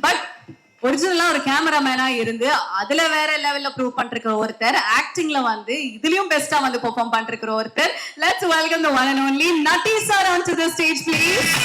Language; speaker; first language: Tamil; native; Tamil